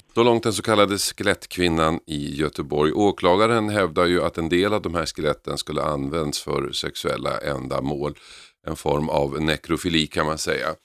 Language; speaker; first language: Swedish; native; Swedish